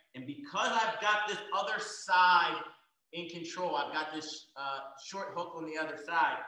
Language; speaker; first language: English; native; English